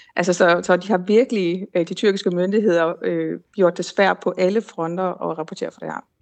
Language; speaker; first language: Danish; native; Danish